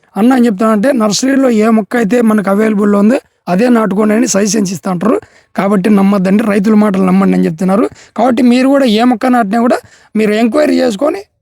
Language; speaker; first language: Telugu; native; Telugu